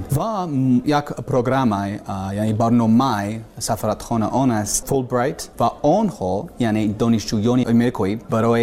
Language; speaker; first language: Persian; non-native, learner; English